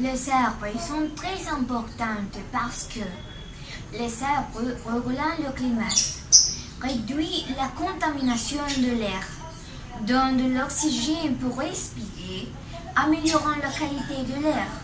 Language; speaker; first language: French; non-native, learner; Spanish